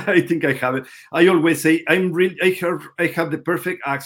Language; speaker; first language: English; non-native, learner; Spanish